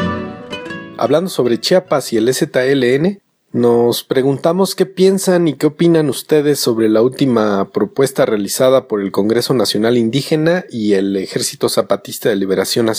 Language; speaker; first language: Spanish; native; Spanish